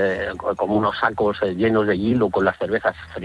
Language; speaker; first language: Spanish; native; Spanish